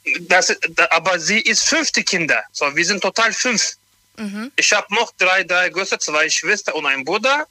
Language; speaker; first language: German; non-native, learner; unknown